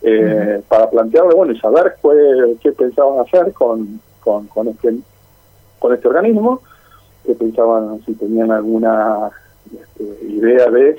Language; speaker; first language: Spanish; native; Spanish